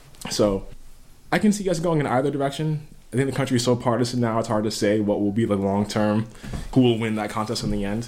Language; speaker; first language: English; native; English